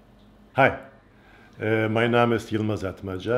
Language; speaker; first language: German; non-native, fluent; Turkish